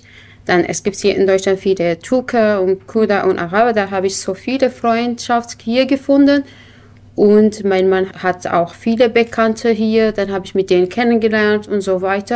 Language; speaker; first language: German; non-native, learner; Kurdish